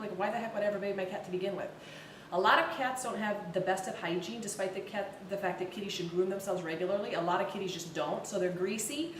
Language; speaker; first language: English; native; English